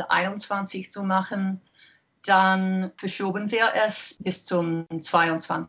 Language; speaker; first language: German; non-native, learner; English